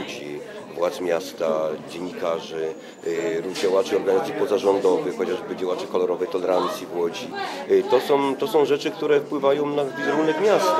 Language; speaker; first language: Polish; native; Polish